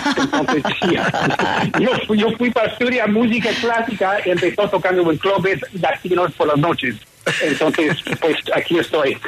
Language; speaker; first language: Spanish; non-native, fluent; English